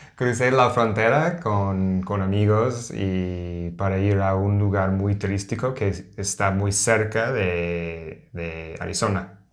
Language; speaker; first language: Spanish; non-native, learner; English